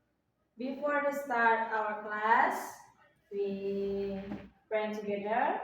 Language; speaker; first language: English; non-native, fluent; Indonesian